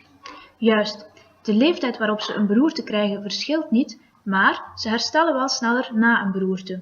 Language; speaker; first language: Dutch; native; Dutch